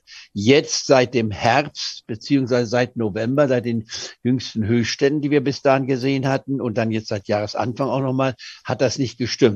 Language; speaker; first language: German; native; German